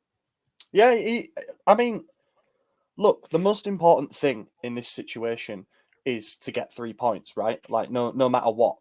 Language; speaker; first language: English; native; English